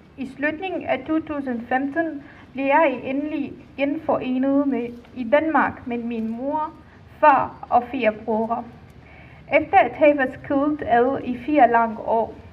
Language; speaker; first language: Danish; non-native, fluent; Arabic